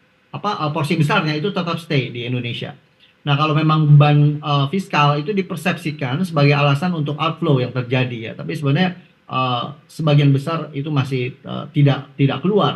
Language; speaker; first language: Indonesian; native; Indonesian